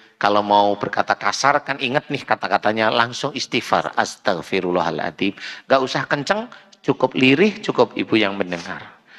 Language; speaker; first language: Indonesian; native; Indonesian